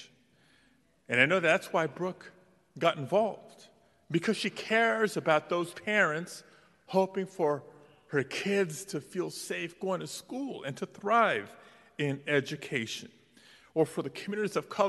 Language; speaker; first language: English; native; English